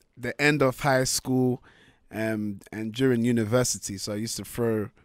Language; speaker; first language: English; native; English